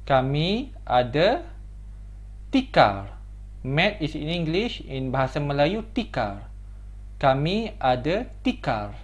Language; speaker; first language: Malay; non-native, fluent; Korean